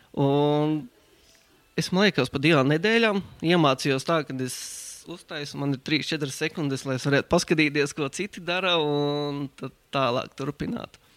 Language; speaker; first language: Latvian; native; Latvian